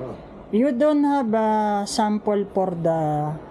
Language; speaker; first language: English; non-native, local second language; Filipino